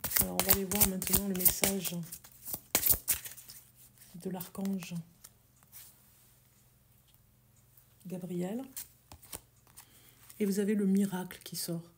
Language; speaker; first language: French; native; French